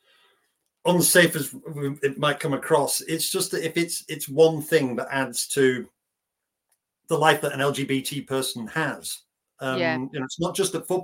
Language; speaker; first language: English; native; English